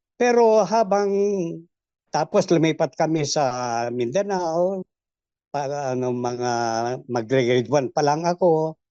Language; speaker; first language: Filipino; native; Filipino